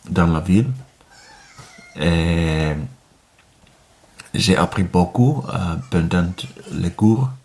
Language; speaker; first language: French; non-native, learner; Finnish